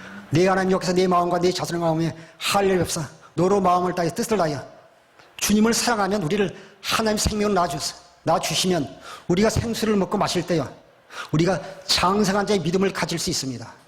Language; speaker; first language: Korean; native; Korean